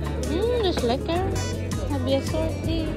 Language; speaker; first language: Dutch; non-native, learner; Filipino